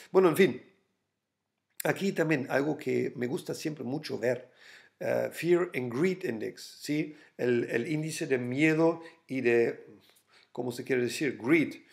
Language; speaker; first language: Spanish; non-native, fluent; German